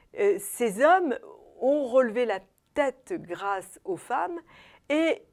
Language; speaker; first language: French; native; French